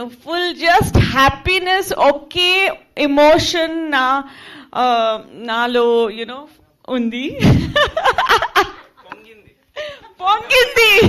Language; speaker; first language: Telugu; non-native, fluent; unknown